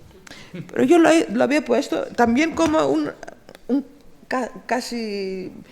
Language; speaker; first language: Spanish; non-native, fluent; Greek